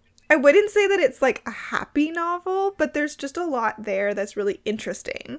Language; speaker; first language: English; native; English